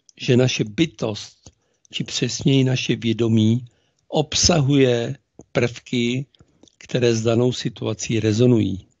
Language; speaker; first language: Czech; native; Czech